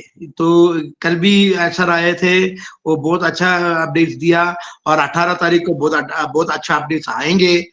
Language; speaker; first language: Hindi; non-native, local second language; Malayalam